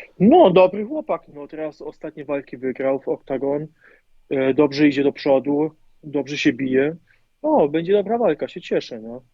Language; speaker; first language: Polish; early bilingual, heritage; German